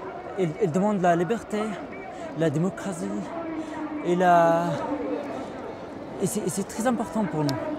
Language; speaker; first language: French; non-native, fluent; Arabic